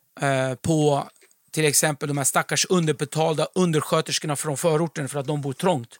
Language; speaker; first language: Swedish; early bilingual, other home language; Kurdish